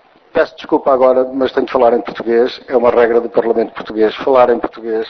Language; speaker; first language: Portuguese; native; Portuguese